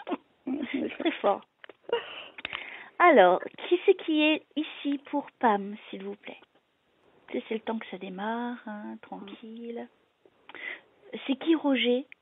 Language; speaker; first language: French; native; French